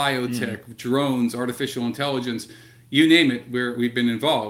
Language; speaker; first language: English; native; English